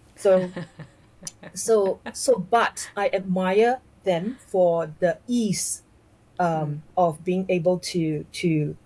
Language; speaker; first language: English; non-native, local second language; Chinese